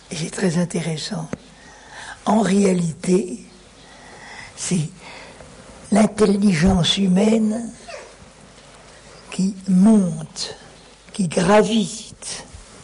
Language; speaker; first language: French; native; French